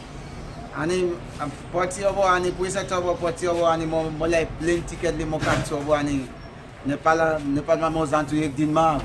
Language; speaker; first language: Nepali; non-native, learner; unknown